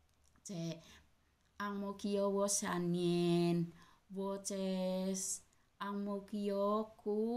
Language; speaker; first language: Chinese; non-native, learner; Indonesian